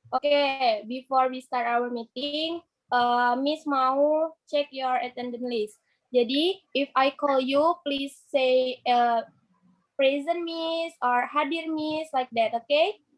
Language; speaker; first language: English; non-native, learner; Indonesian